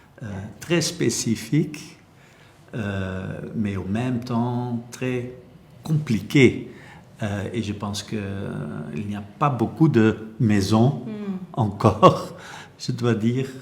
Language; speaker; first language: French; non-native, local second language; Dutch